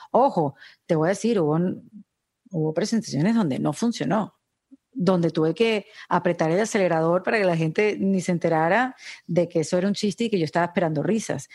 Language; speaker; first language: Spanish; native; Spanish